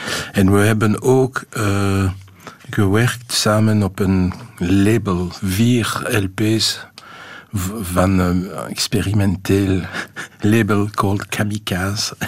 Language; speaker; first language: Dutch; non-native, local second language; French